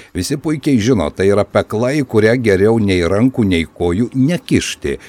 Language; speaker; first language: Lithuanian; native; Lithuanian